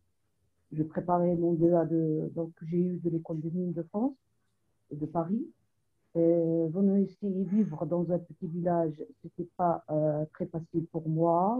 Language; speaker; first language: French; non-native, local second language; Arabic